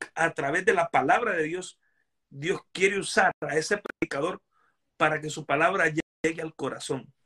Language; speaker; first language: Spanish; native; Spanish